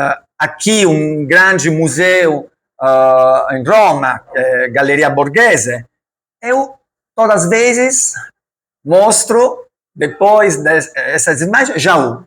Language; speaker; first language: Portuguese; non-native, learner; Italian